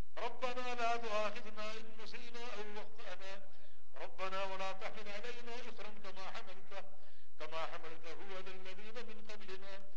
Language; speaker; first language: Urdu; native; Urdu